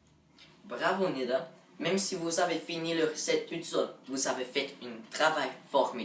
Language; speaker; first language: French; non-native, learner; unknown